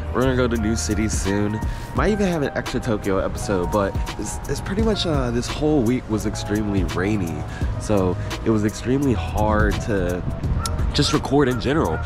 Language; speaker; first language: English; native; English